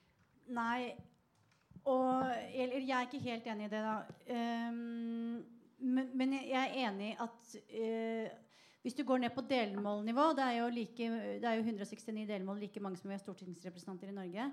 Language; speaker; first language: Norwegian; native; Norwegian